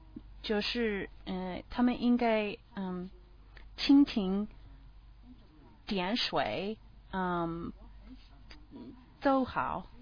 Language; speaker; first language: Chinese; non-native, learner; English